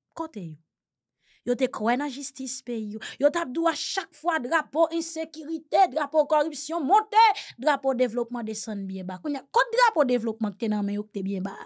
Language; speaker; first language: Haitian Creole; native; Haitian Creole